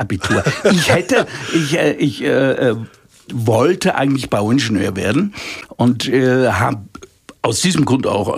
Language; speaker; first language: German; native; German